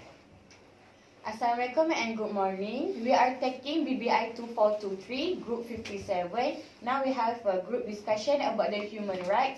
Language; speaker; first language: English; non-native, learner; Malay